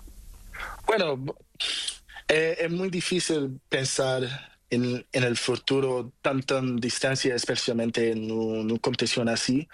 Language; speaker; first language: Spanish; non-native, learner; Portuguese